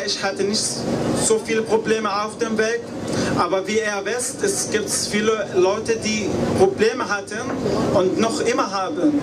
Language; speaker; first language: German; non-native, learner; Arabic